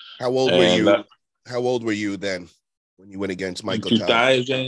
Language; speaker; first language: English; native; English